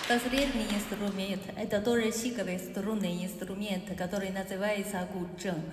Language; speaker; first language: Russian; non-native, learner; Chinese